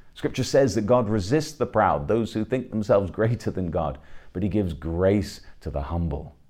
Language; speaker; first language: English; native; English